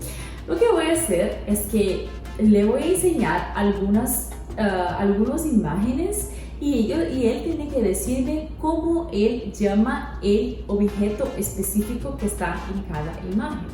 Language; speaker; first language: Spanish; non-native, fluent; Portuguese